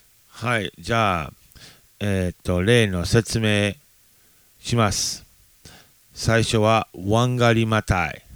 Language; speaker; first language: Japanese; non-native, fluent; English